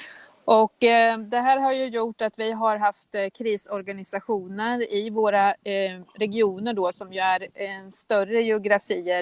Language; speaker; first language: Swedish; native; Swedish